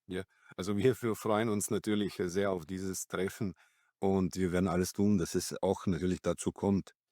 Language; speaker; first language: German; non-native, fluent; Slovenian